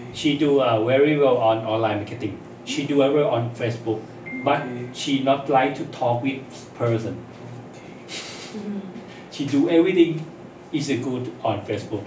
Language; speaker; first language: English; non-native, learner; Thai